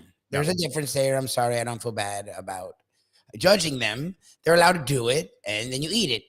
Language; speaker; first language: English; native; English